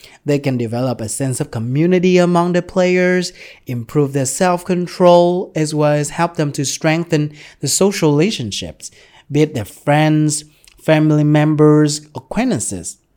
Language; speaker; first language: English; non-native, fluent; Vietnamese